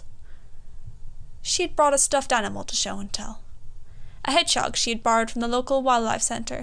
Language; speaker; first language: English; native; English